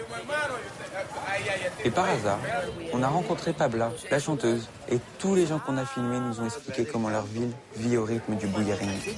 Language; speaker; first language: French; native; French